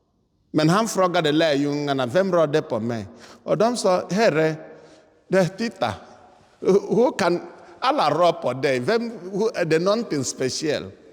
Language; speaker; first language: Swedish; non-native, fluent; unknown